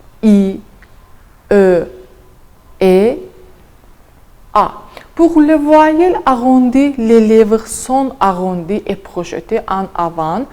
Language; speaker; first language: French; non-native, fluent; Azerbaijani